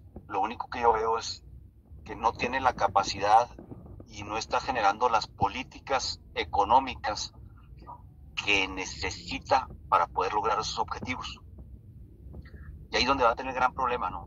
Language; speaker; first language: Spanish; native; Spanish